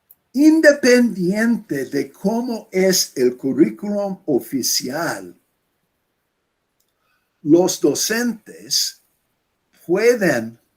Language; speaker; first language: Spanish; non-native, fluent; English